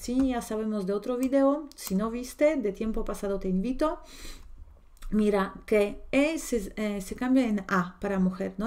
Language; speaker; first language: Spanish; non-native, fluent; Polish